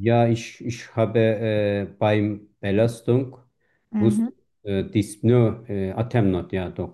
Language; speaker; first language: German; non-native, fluent; Turkish